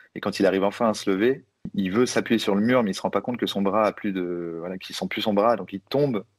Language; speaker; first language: French; native; French